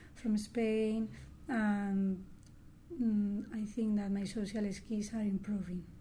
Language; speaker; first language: English; non-native, learner; Spanish